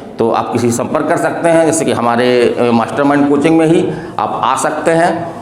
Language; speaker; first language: Hindi; native; Hindi